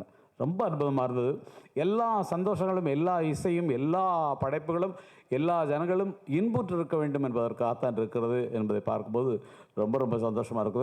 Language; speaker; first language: Tamil; native; Tamil